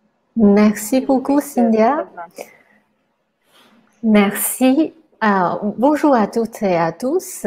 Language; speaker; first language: French; non-native, fluent; Chinese